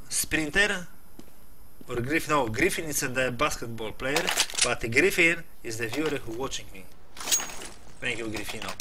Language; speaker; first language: English; non-native, learner; Polish